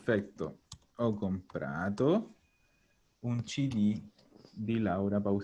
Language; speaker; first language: Italian; non-native, fluent; Spanish